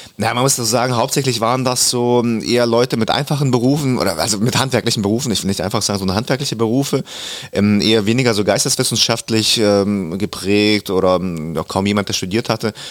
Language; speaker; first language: German; early bilingual, other home language; Russian